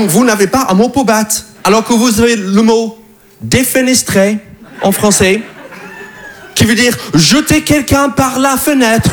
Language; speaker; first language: French; non-native, fluent; English